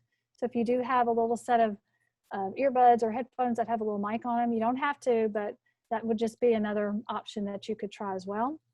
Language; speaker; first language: English; native; English